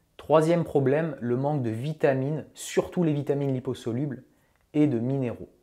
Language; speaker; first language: French; native; French